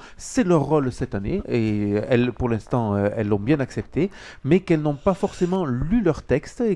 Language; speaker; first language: French; native; French